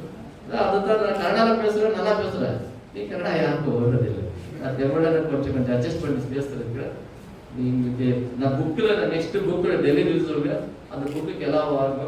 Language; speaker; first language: Tamil; non-native, learner; Kannada